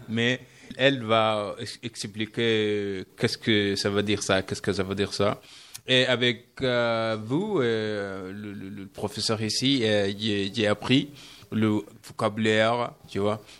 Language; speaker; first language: French; non-native, learner; Arabic